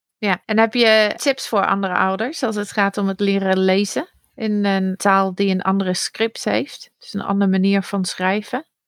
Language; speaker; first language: Dutch; non-native, fluent; English